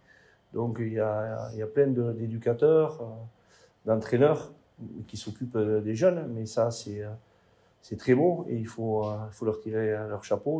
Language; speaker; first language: French; native; French